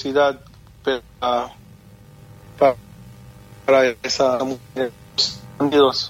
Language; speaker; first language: Spanish; non-native, fluent; Hebrew